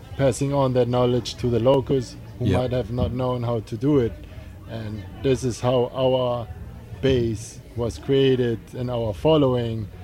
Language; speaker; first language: English; non-native, fluent; German